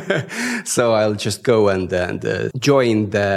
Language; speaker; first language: English; non-native, fluent; Estonian